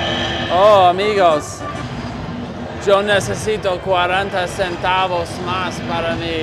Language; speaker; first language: Spanish; non-native, learner; English